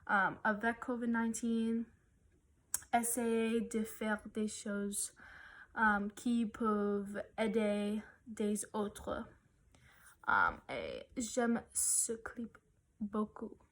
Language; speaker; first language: French; non-native, learner; English